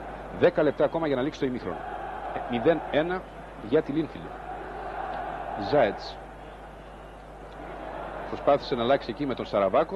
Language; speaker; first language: Greek; native; Greek